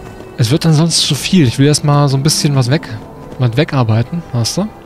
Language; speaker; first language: German; native; German